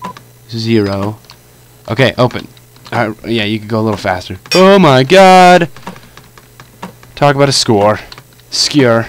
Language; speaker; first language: English; native; English